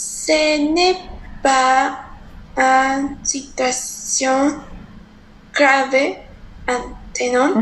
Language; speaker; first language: French; non-native, learner; Spanish